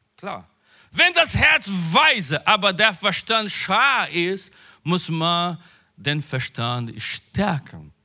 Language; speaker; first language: German; non-native, learner; Portuguese